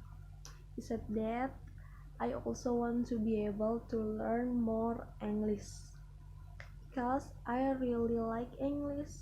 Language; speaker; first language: English; non-native, learner; Indonesian